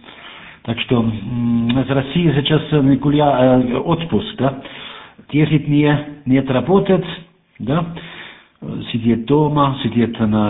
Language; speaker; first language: Russian; non-native, learner; German